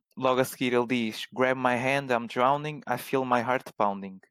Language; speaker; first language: Portuguese; native; Portuguese